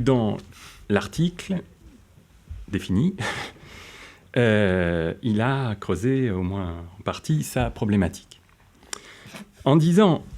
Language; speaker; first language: French; native; French